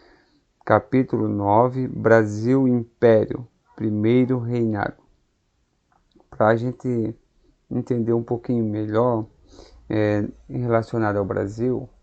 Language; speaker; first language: Portuguese; native; Portuguese